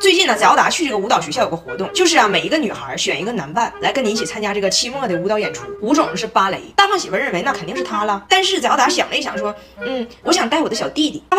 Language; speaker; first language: Chinese; native; Chinese